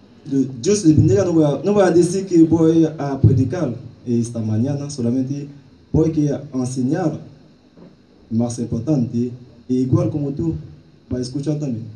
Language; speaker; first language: Spanish; non-native, learner; Haitian Creole